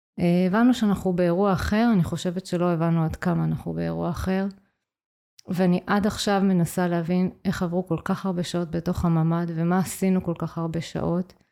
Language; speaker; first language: Hebrew; native; Hebrew